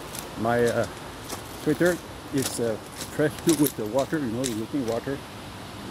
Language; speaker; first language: English; non-native, learner; French